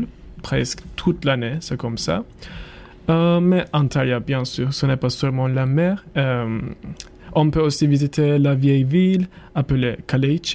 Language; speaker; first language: French; non-native, learner; Turkish